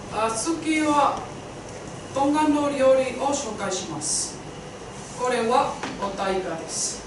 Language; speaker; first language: Japanese; non-native, learner; Tongan